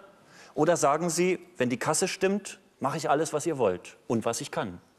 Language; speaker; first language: German; native; German